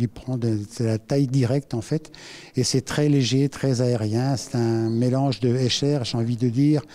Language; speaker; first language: French; native; French